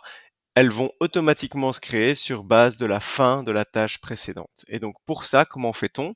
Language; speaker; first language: French; native; French